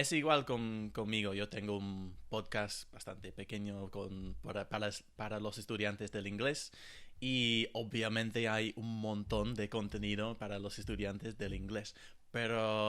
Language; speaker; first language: Spanish; non-native, fluent; English